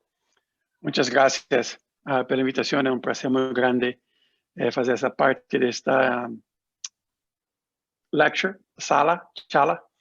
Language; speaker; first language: Spanish; non-native, learner; Portuguese